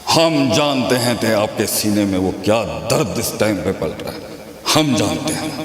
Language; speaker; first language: Urdu; native; Urdu